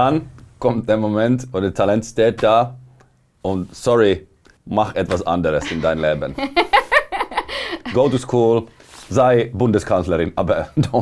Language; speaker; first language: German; non-native, learner; Finnish